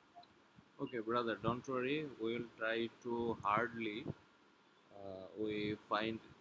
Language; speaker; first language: English; non-native, learner; Bangla